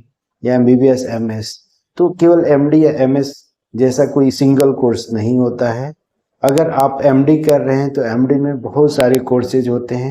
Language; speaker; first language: Hindi; native; Hindi